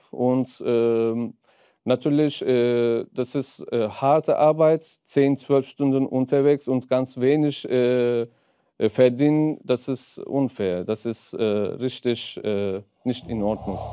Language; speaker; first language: German; non-native, fluent; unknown